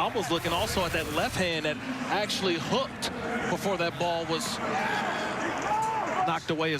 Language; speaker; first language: English; native; English